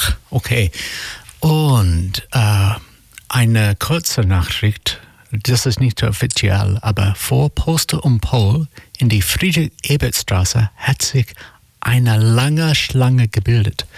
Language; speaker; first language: German; non-native, learner; English